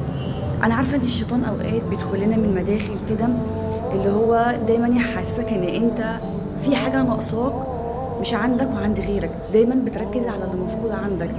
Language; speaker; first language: Arabic; native; Arabic